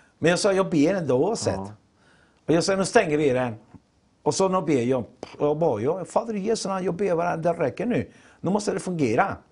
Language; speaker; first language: Swedish; non-native, fluent; Spanish